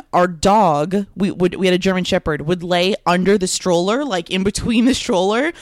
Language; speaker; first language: English; native; English